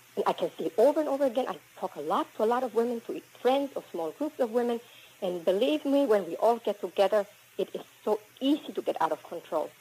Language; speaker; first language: English; early bilingual, other home language; Spanish